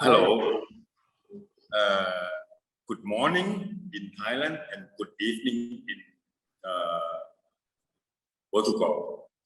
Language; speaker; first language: English; non-native, fluent; Thai